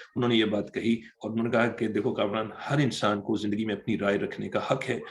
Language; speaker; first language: Urdu; native; Urdu